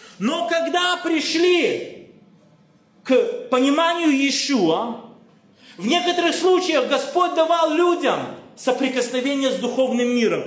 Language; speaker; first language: Russian; native; Russian